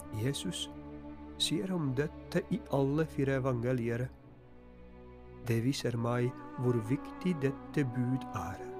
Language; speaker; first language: Norwegian; non-native, fluent; Polish